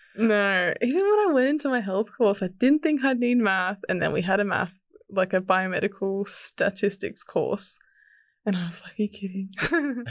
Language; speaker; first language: English; early bilingual, other home language; Serbian